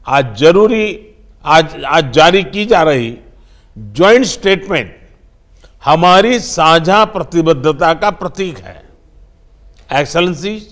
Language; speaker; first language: Hindi; non-native, local second language; Gujarati